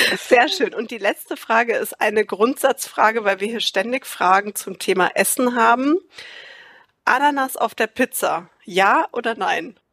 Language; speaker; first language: German; native; German